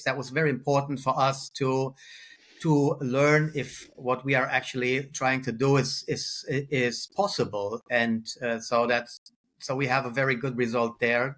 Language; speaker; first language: English; non-native, fluent; German